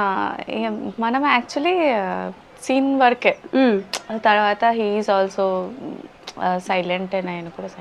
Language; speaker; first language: Telugu; non-native, learner; Bangla